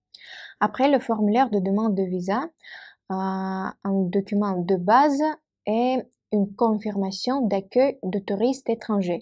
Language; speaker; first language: French; non-native, fluent; Russian